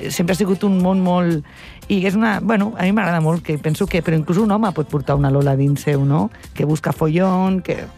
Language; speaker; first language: Catalan; non-native, local second language; Spanish